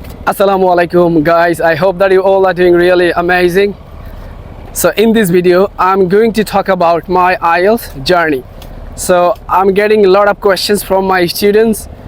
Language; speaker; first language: English; non-native, local second language; Bangla